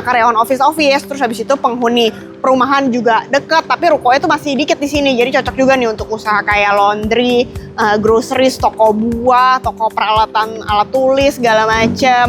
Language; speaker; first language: Indonesian; native; Indonesian